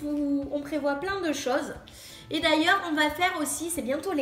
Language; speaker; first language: French; native; French